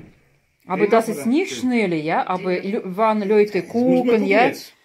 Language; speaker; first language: German; non-native, learner; Russian